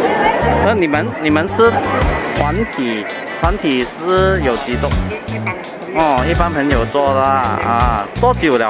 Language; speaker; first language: Chinese; non-native, local second language; Cantonese